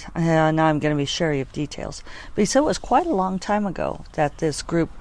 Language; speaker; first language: English; native; English